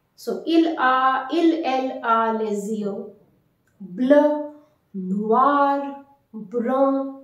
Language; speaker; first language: French; non-native, fluent; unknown